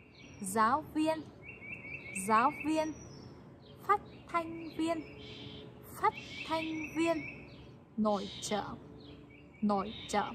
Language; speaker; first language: Vietnamese; non-native, fluent; Korean